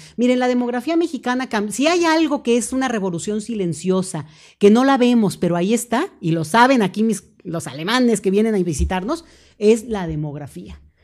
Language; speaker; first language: Spanish; native; Spanish